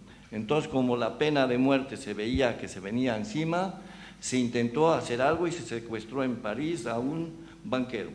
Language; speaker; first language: Spanish; native; Spanish